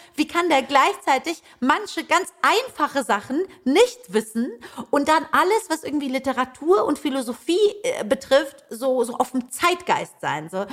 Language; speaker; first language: German; early bilingual, other home language; Persian